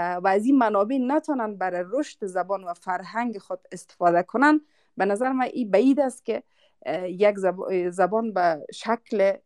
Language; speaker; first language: Persian; non-native, local second language; Uzbek